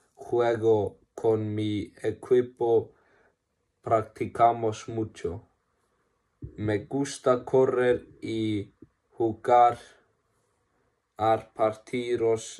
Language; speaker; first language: Spanish; non-native, learner; Icelandic